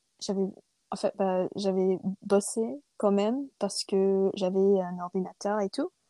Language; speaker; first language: French; non-native, fluent; English